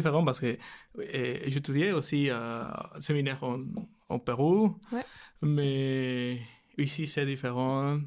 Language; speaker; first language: French; non-native, learner; Spanish